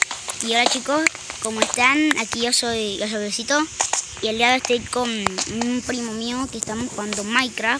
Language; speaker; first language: Spanish; native; Spanish